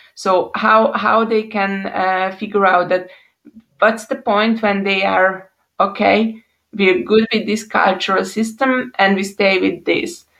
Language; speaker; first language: English; non-native, fluent; Hungarian